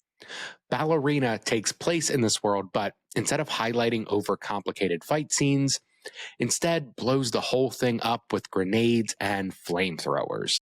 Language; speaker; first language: English; native; English